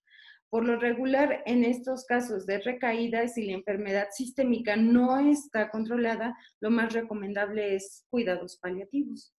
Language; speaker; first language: Spanish; native; Spanish